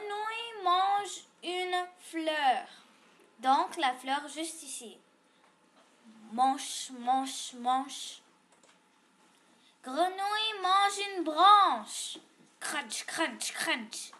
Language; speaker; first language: French; non-native, local second language; English